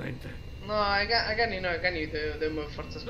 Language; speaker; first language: Italian; native; Italian